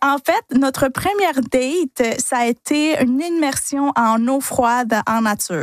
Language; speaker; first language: French; non-native, fluent; Spanish